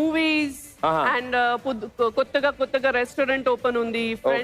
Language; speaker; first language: Telugu; non-native, learner; Kannada